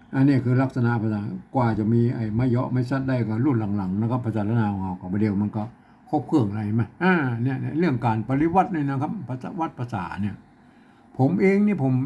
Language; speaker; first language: Thai; non-native, local second language; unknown